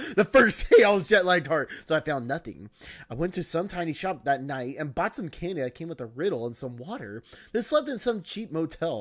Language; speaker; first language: English; native; English